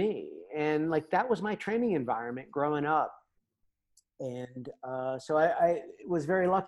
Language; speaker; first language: English; native; English